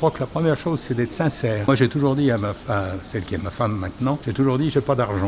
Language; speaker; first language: French; native; French